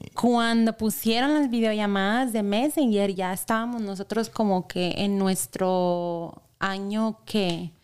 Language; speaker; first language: Spanish; native; Spanish